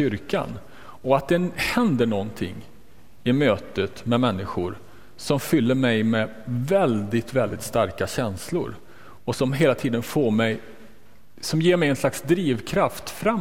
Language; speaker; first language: Swedish; native; Swedish